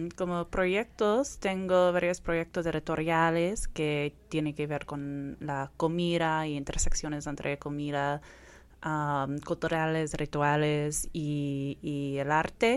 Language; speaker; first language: Spanish; non-native, fluent; English